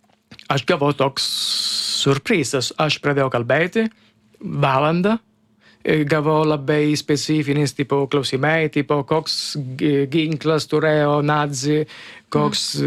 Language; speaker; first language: Lithuanian; non-native, learner; Italian